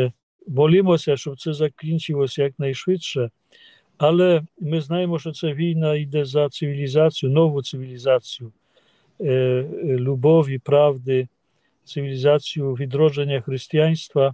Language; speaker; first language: Ukrainian; non-native, fluent; Polish